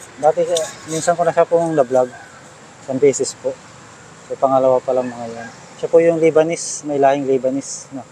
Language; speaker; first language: Filipino; native; Filipino